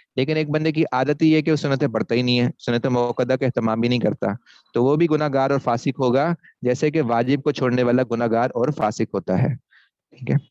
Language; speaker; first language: Urdu; non-native, local second language; Punjabi